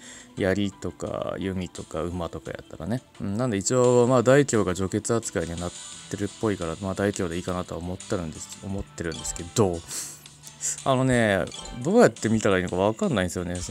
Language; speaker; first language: Japanese; native; Japanese